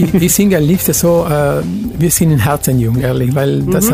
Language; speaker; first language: German; non-native, fluent; Spanish